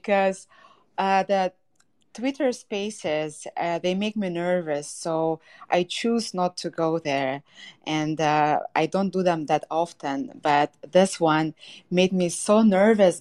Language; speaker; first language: English; non-native, fluent; Russian